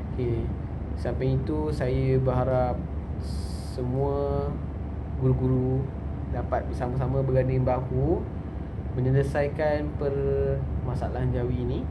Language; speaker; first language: Malay; native; Malay